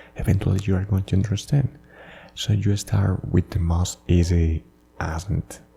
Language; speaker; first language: English; non-native, fluent; Spanish